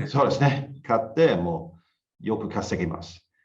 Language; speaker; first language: Japanese; non-native, learner; English